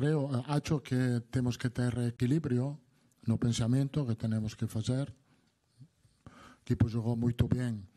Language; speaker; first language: Portuguese; non-native, learner; Italian